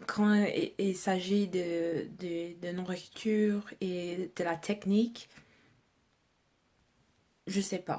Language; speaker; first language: French; non-native, fluent; English